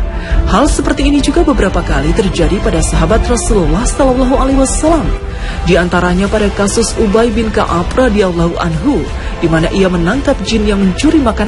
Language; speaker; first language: Indonesian; native; Indonesian